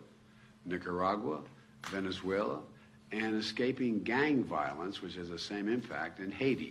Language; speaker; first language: English; native; English